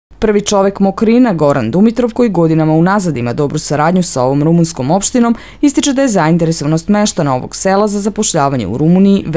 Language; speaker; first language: Serbian; native; Serbian